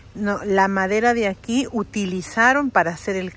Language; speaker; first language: Spanish; native; Spanish